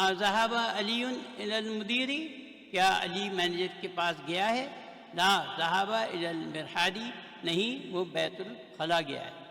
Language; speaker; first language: Urdu; native; Urdu